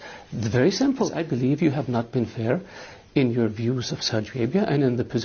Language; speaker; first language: English; non-native, fluent; Arabic